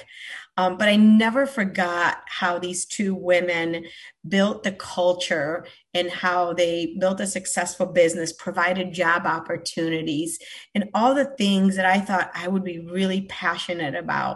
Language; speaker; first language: English; early bilingual, other home language; Polish